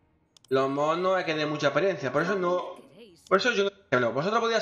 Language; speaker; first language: Spanish; native; Spanish